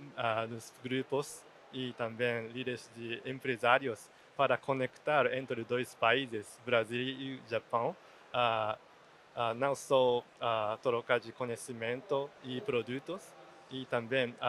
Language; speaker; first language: Portuguese; non-native, learner; Japanese